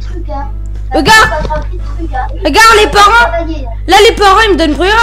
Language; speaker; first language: French; native; French